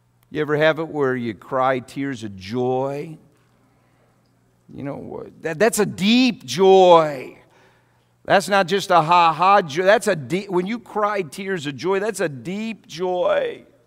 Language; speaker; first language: English; native; English